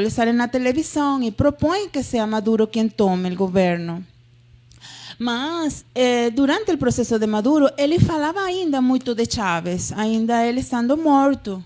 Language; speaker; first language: Portuguese; non-native, fluent; Spanish